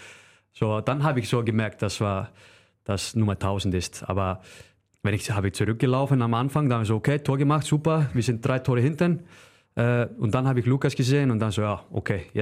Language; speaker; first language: German; non-native, fluent; Icelandic